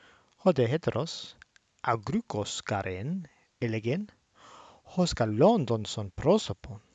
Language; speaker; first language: Greek; non-native, fluent; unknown